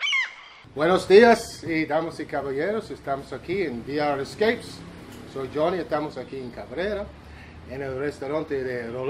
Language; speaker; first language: Spanish; non-native, learner; English